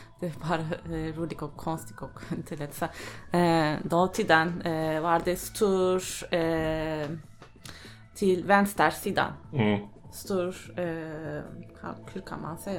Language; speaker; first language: Swedish; non-native, fluent; Turkish